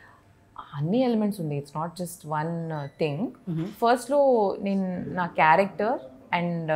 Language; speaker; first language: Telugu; non-native, learner; Kannada